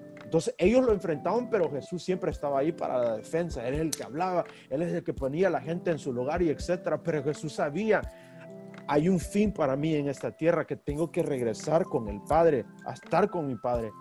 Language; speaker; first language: Spanish; early bilingual, heritage; Spanish